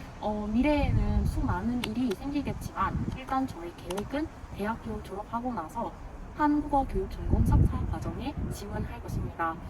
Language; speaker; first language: Korean; non-native, fluent; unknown